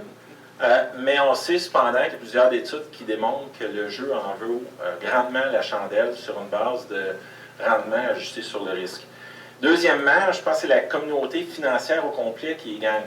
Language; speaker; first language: French; native; French